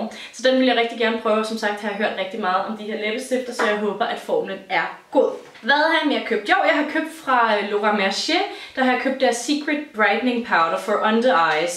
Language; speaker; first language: Danish; native; Danish